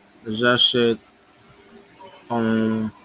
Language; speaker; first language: French; non-native, learner; English